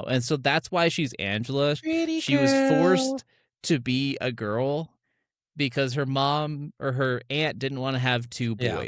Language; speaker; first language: English; native; English